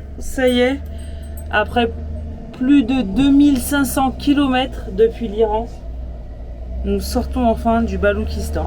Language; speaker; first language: French; native; French